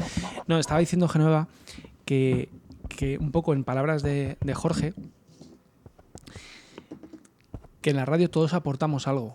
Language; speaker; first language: Spanish; native; Spanish